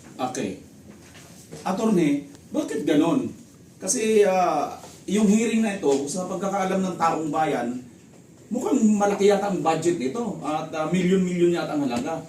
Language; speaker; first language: Filipino; native; Filipino